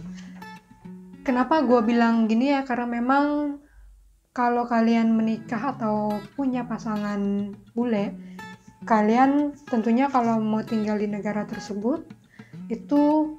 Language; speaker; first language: Indonesian; native; Indonesian